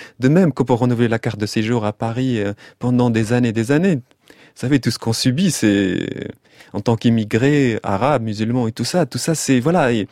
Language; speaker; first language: French; non-native, local second language; Arabic